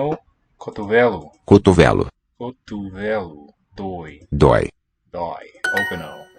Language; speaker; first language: Portuguese; non-native, learner; English